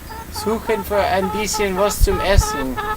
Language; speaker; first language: German; non-native, learner; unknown